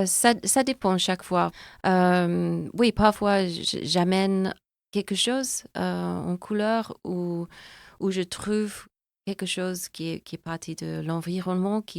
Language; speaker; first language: French; non-native, fluent; English